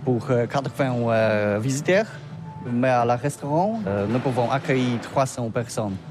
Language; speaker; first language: French; non-native, learner; Polish